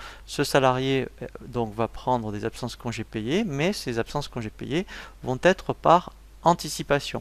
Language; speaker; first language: French; native; French